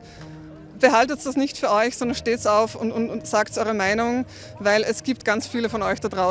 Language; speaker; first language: German; native; German